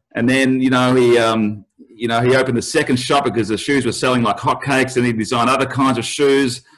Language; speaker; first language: English; native; English